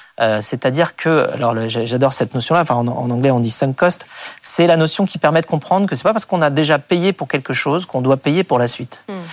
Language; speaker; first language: French; native; French